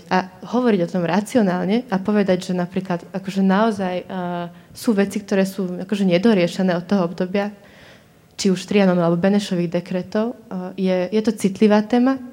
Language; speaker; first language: Slovak; non-native, local second language; Hungarian